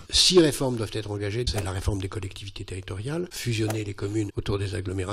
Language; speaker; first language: French; native; French